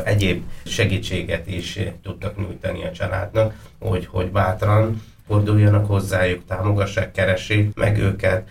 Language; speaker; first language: Hungarian; non-native, fluent; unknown